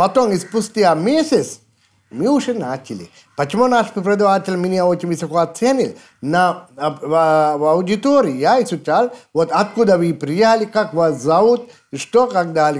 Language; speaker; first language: Russian; non-native, fluent; Sinhala